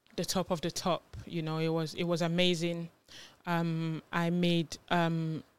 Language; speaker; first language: English; non-native, fluent; French